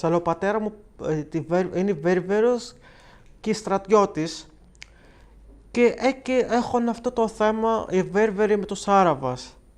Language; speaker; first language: Greek; non-native, learner; Arabic